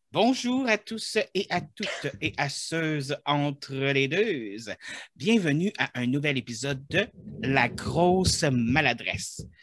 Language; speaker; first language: French; native; French